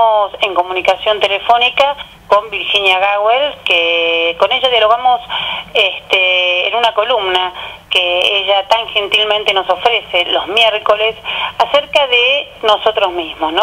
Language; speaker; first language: Spanish; native; Spanish